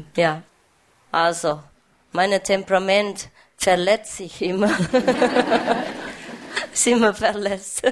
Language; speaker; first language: German; non-native, fluent; Vietnamese